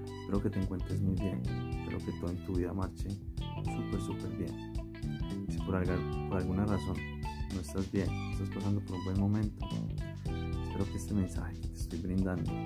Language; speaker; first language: Spanish; native; Spanish